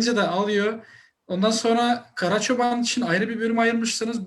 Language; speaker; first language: Turkish; native; Turkish